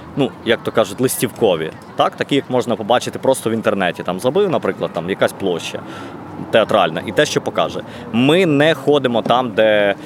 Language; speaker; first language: Ukrainian; native; Ukrainian